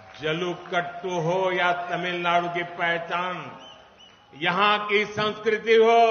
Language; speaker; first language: Hindi; non-native, local second language; Gujarati